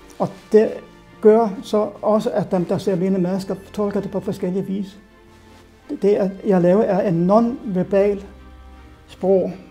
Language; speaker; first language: Danish; non-native, local second language; Faroese